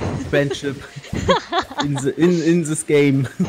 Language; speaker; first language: English; non-native, learner; German